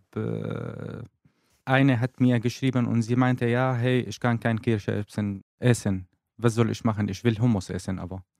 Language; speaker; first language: German; non-native, learner; Arabic